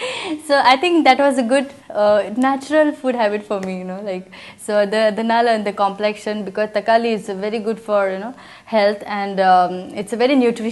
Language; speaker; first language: Tamil; non-native, learner; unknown